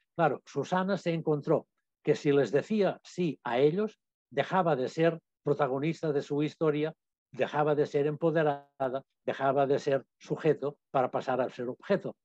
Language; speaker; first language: Spanish; non-native, local second language; Catalan